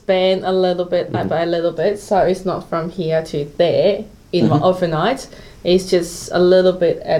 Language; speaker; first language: English; non-native, local second language; Cantonese